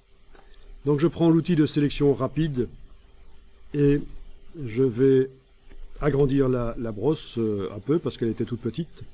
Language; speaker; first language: French; native; French